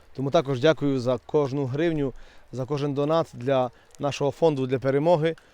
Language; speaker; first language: Ukrainian; native; Ukrainian